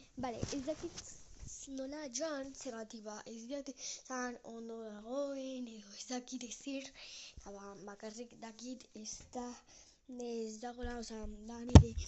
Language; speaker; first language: Basque; non-native, learner; Spanish